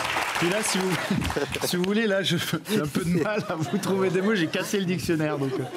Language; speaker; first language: French; native; French